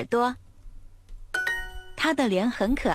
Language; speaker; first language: Chinese; non-native, learner; Mongolian